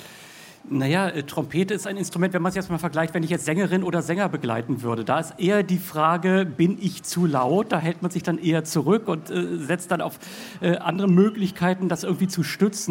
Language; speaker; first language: German; native; German